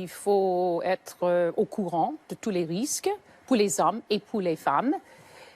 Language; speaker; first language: French; native; French